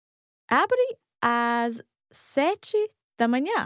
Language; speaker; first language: Portuguese; non-native, learner; English